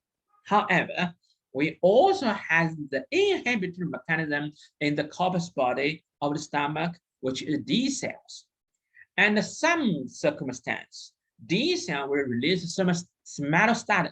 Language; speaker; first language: English; non-native, fluent; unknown